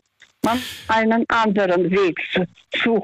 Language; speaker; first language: German; non-native, fluent; Russian